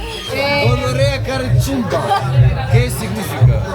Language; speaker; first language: Spanish; non-native, learner; German